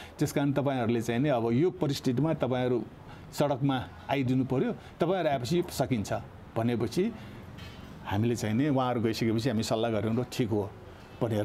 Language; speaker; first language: Nepali; non-native, local second language; Newari